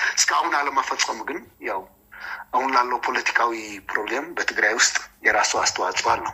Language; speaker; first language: Amharic; non-native, local second language; Tigrinya